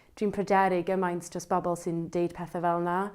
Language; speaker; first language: Welsh; native; Welsh